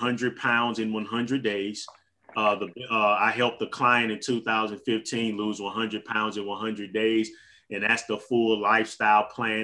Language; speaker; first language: English; native; English